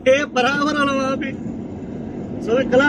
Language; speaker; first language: Arabic; non-native, learner; Urdu